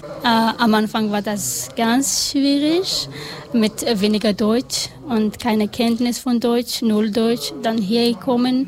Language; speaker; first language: German; non-native, learner; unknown